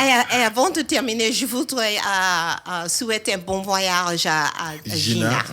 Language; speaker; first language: French; non-native, fluent; English